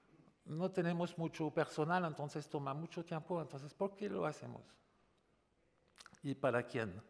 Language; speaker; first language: Spanish; non-native, fluent; French